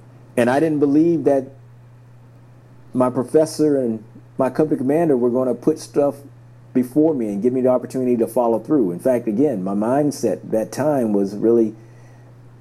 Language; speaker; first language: English; native; English